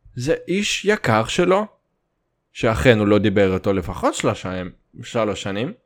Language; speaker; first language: Hebrew; native; Hebrew